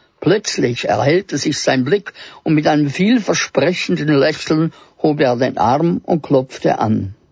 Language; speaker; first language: German; native; German